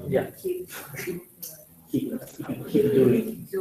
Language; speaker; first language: English; non-native, learner; Japanese